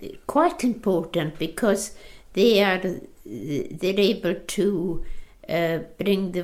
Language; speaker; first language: English; non-native, local second language; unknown